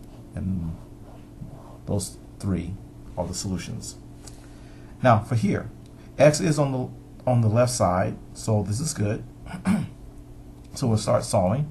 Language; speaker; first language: English; native; English